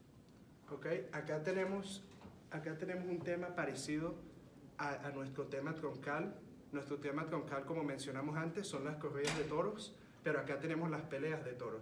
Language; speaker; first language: Spanish; early bilingual, heritage; Spanish